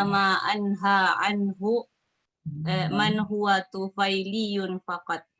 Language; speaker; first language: Arabic; non-native, learner; Indonesian